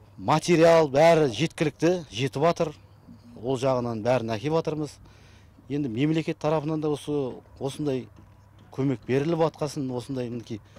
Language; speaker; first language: Kazakh; native; Kazakh